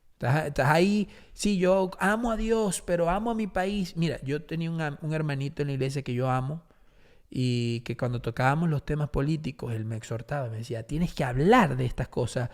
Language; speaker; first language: Spanish; native; Spanish